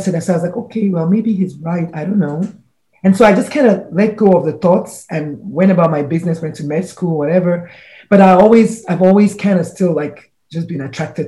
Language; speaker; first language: English; non-native, local second language; Igbo